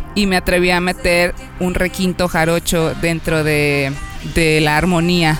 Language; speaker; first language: Spanish; native; Spanish